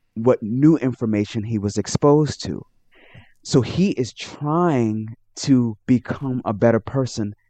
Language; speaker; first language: English; native; English